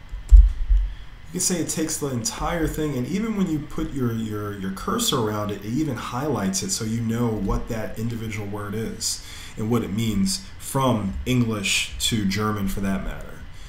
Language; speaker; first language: English; native; English